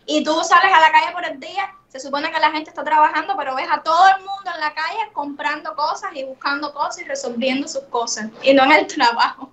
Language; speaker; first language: Spanish; native; Spanish